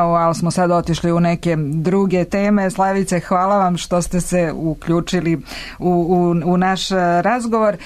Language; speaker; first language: Serbian; native; Serbian